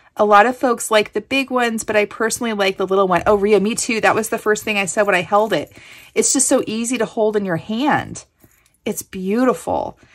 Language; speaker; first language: English; native; English